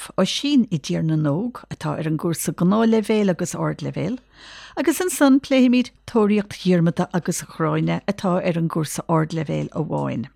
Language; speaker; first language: Irish; native; Irish